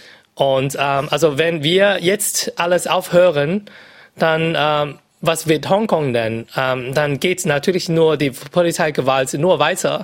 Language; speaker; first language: German; non-native, fluent; Cantonese